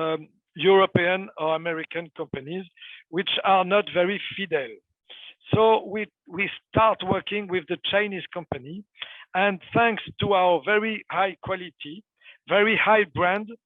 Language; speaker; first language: English; non-native, fluent; French